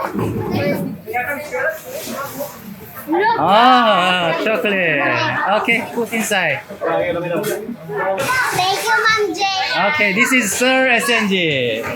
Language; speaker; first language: English; non-native, learner; Korean